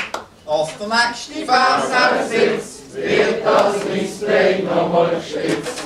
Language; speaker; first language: German; native; German